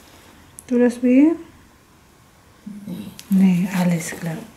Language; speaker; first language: German; non-native, learner; Filipino